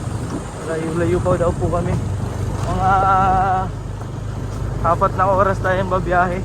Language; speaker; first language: Filipino; native; Filipino